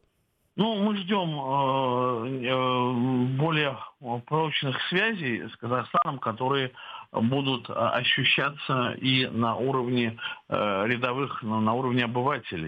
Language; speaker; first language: Russian; native; Russian